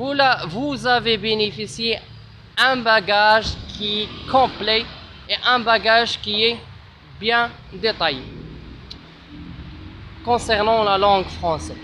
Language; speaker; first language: French; non-native, local second language; Arabic